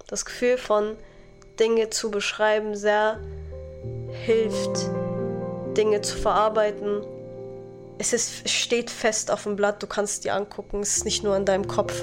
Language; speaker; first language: German; non-native, fluent; Arabic